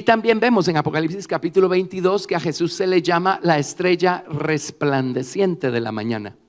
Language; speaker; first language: Spanish; native; Spanish